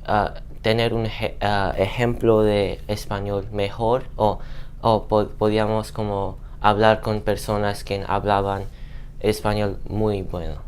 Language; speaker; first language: Spanish; non-native, learner; English